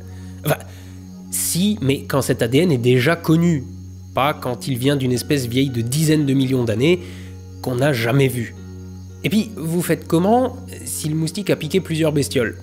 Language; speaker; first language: French; native; French